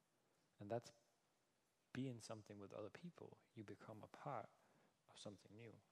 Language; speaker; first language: English; non-native, fluent; Danish